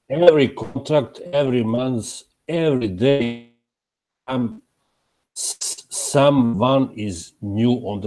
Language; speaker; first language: English; non-native, learner; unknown